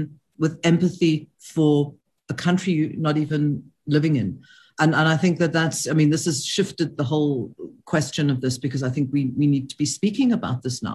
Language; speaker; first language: English; native; English